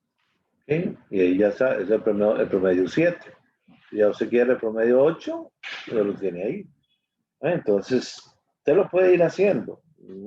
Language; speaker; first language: Spanish; native; Spanish